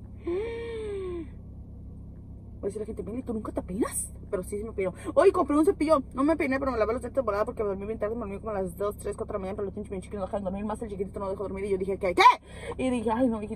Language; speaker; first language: Spanish; early bilingual, heritage; Spanish